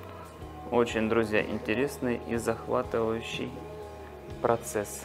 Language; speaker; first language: Russian; native; Russian